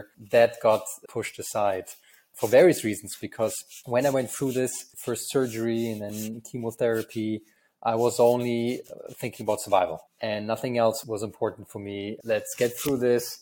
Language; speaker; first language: English; non-native, fluent; German